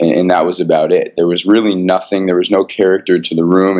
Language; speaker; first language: English; native; English